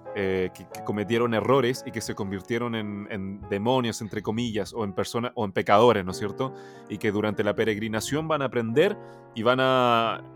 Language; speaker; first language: Spanish; early bilingual, other home language; Chinese